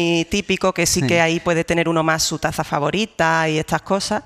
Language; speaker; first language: Spanish; native; Spanish